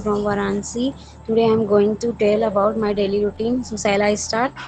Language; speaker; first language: English; non-native, learner; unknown